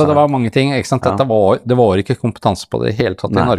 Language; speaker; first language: Norwegian; native; Norwegian